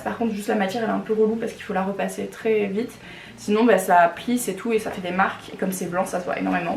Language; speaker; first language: French; native; French